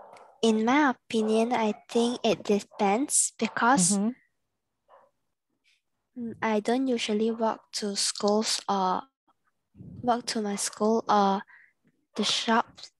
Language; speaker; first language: English; non-native, learner; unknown